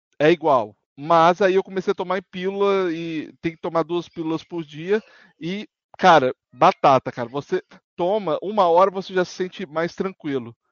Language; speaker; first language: Portuguese; native; Portuguese